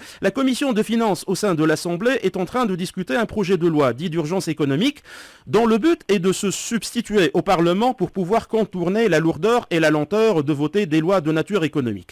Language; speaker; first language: French; non-native, local second language; Arabic